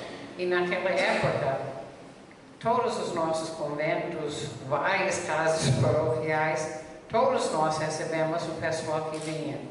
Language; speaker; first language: Portuguese; non-native, fluent; English